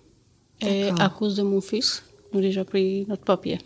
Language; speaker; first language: French; non-native, learner; Albanian